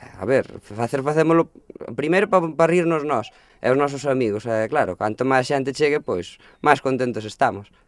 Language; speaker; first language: Galician; native; Galician